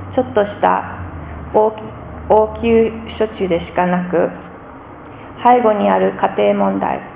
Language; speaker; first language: Japanese; non-native, fluent; English